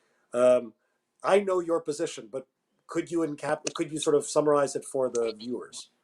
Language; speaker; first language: English; native; English